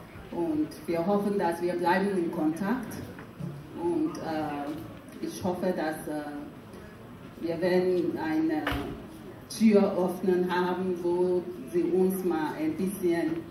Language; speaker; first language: German; non-native, fluent; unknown